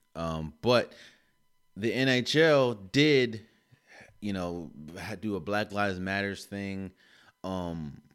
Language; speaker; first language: English; native; English